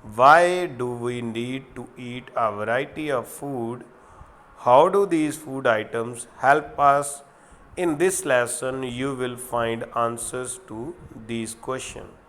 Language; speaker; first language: English; non-native, local second language; Punjabi